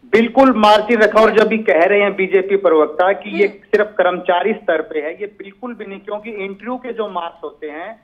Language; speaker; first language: Hindi; native; Hindi